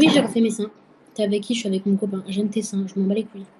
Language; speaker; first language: French; native; French